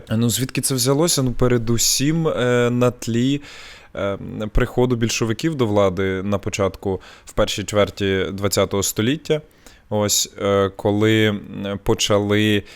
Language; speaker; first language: Ukrainian; non-native, local second language; Russian